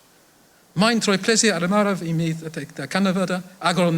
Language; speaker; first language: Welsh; non-native, learner; English